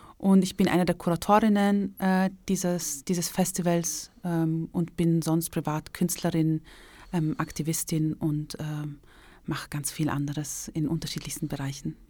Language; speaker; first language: German; early bilingual, other home language; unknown